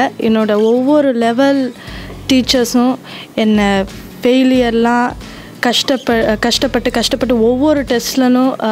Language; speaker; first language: Tamil; non-native, fluent; Telugu